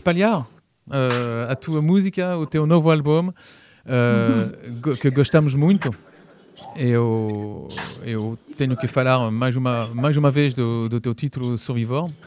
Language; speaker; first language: Portuguese; early bilingual, heritage; French